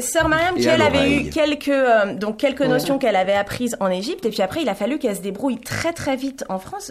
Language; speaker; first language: French; native; French